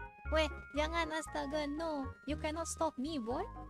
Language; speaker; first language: English; non-native, fluent; Indonesian